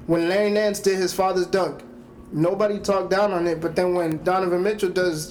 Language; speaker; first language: English; early bilingual, other home language; Spanish